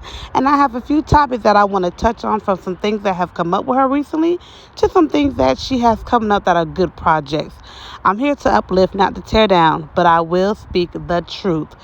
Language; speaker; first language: English; native; English